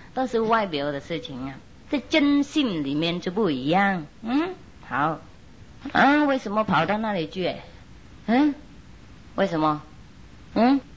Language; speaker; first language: Chinese; non-native, fluent; Vietnamese